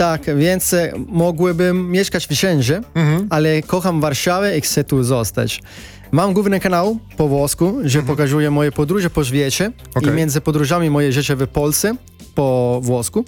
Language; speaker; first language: Polish; non-native, fluent; Italian